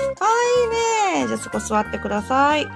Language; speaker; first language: Japanese; native; Japanese